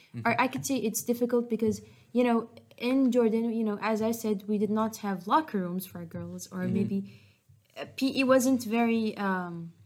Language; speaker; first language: English; non-native, fluent; Arabic